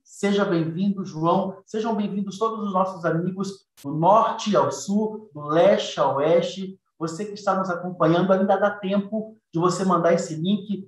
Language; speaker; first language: Portuguese; native; Portuguese